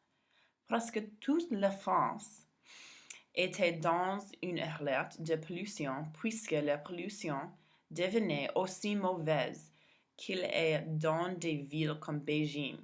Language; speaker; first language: French; non-native, learner; English